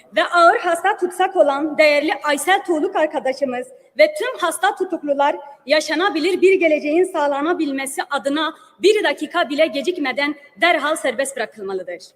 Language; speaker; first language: Turkish; non-native, local second language; Kurdish